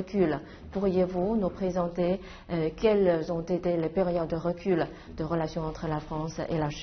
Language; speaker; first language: French; non-native, fluent; Chinese